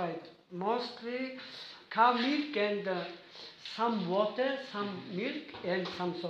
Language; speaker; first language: English; non-native, learner; Mongolian